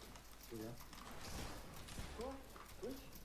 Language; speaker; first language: French; native; French